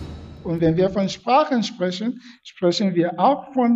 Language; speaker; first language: German; non-native, fluent; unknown